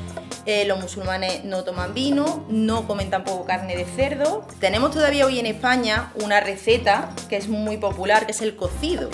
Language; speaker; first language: Spanish; native; Spanish